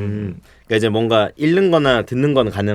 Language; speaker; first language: Korean; native; Korean